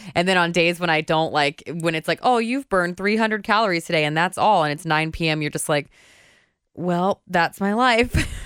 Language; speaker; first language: English; native; English